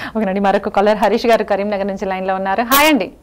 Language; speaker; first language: Telugu; native; Telugu